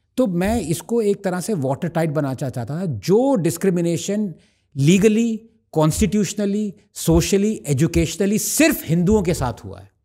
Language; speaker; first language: Hindi; non-native, local second language; Tamil